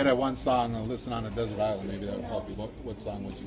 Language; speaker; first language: English; native; English